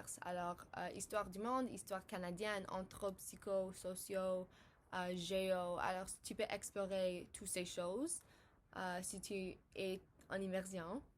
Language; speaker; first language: French; non-native, local second language; English